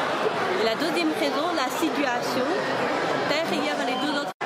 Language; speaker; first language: French; non-native, learner; Chinese